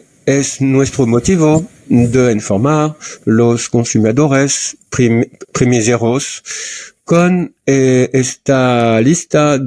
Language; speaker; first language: Spanish; non-native, learner; French